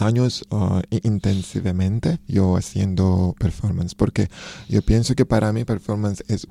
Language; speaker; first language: Spanish; non-native, learner; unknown